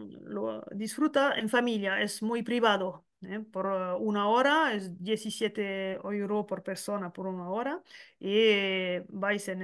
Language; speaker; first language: Spanish; non-native, learner; French